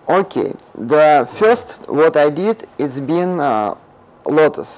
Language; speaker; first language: English; non-native, learner; Russian